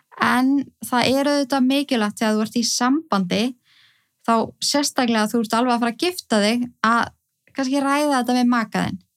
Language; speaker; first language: Icelandic; native; Icelandic